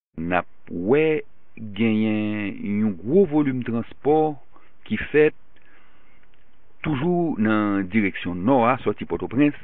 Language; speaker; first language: French; non-native, local second language; Haitian Creole